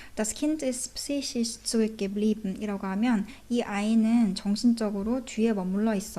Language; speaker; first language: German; non-native, fluent; Korean